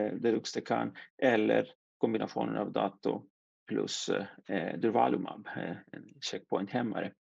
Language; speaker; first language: Swedish; non-native, fluent; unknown